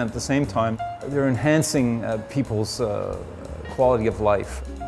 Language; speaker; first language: English; native; English